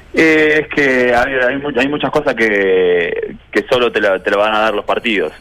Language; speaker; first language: Spanish; native; Spanish